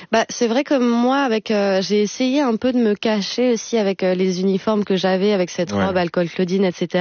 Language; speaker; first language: French; native; French